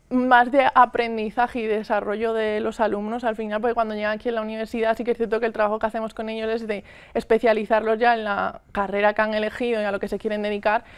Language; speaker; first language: Spanish; native; Spanish